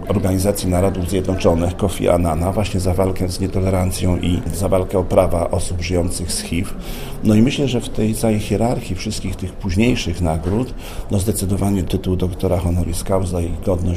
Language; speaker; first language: Polish; native; Polish